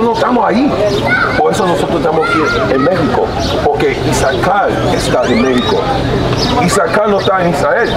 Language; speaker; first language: Spanish; early bilingual, heritage; Spanish